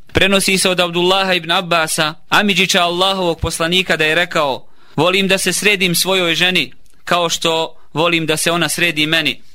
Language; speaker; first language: Bosnian; native; Bosnian